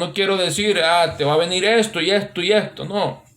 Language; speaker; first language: Spanish; native; Spanish